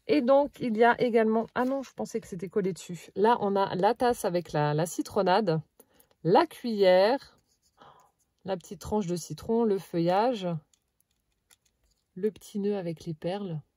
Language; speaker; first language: French; native; French